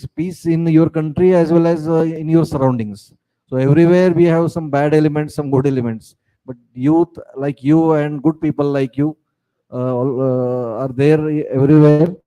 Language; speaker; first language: English; non-native, local second language; Marathi